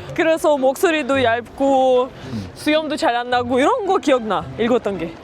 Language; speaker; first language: Korean; non-native, fluent; Russian